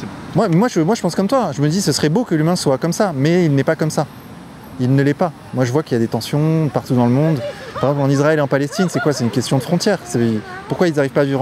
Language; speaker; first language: French; native; French